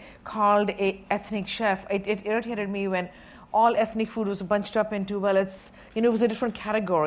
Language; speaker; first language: English; non-native, local second language; Sindhi